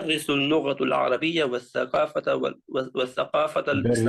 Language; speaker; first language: Arabic; non-native, learner; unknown